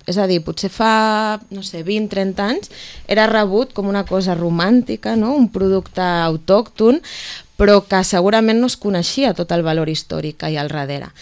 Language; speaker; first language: Catalan; native; Catalan